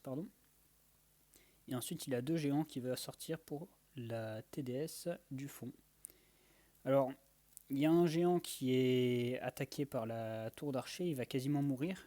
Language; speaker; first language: French; native; French